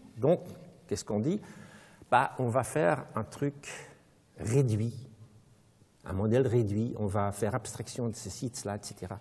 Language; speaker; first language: French; non-native, local second language; Dutch